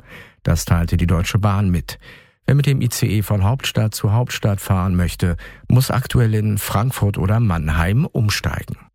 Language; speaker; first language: German; native; German